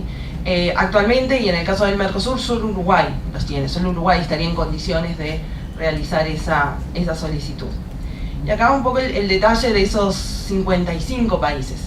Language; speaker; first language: Spanish; native; Spanish